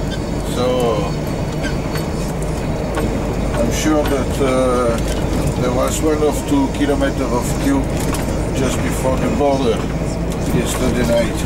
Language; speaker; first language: English; non-native, learner; French